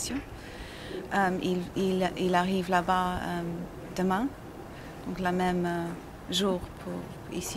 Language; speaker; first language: French; non-native, learner; English